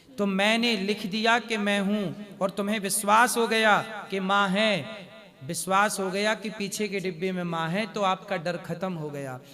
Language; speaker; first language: Hindi; native; Hindi